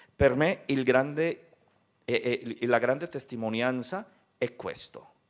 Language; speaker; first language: Italian; non-native, fluent; Spanish